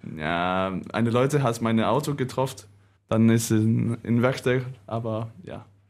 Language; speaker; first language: German; non-native, learner; Danish